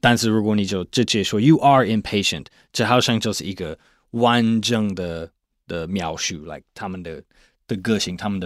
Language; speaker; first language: Chinese; non-native, fluent; English